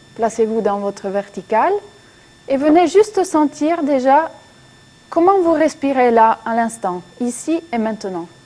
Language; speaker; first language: French; non-native, fluent; Italian